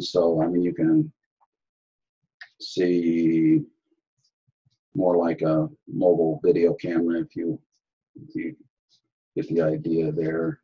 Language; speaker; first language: English; native; English